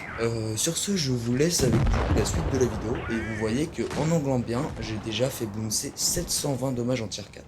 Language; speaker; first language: French; native; French